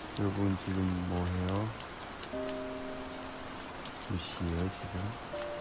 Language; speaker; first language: Korean; non-native, learner; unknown